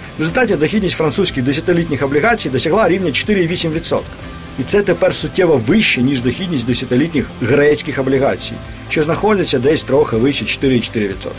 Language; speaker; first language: Ukrainian; native; Ukrainian